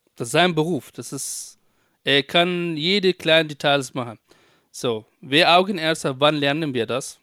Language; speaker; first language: German; non-native, fluent; Arabic